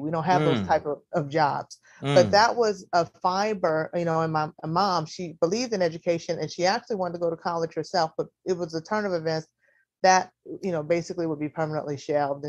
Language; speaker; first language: English; native; English